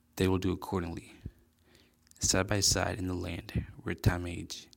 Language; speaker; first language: English; native; English